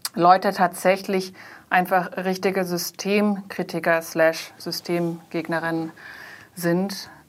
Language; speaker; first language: German; non-native, fluent; Chinese